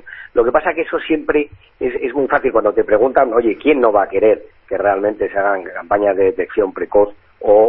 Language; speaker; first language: Spanish; native; Spanish